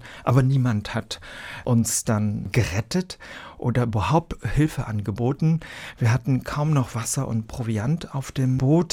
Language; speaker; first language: German; early bilingual, other home language; Vietnamese